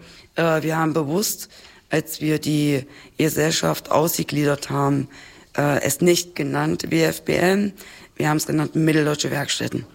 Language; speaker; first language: German; native; German